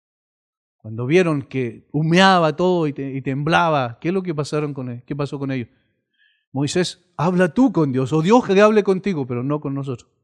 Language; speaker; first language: Spanish; native; Spanish